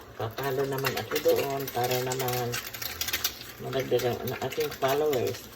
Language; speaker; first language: Filipino; non-native, local second language; Bikol